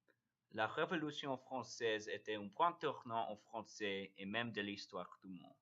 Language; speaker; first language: French; non-native, learner; English